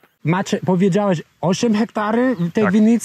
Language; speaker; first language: Polish; non-native, learner; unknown